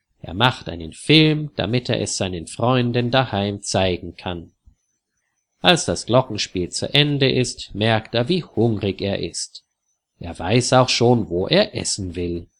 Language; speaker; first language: German; native; German